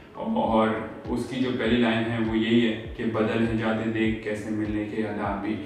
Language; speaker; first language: Urdu; native; Urdu